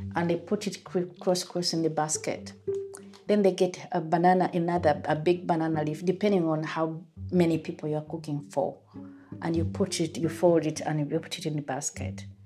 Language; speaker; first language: English; non-native, local second language; Ganda